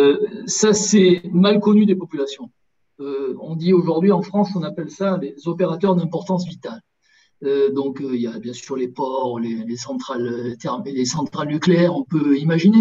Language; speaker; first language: French; native; French